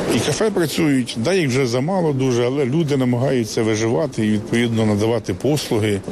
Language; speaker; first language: Ukrainian; native; Ukrainian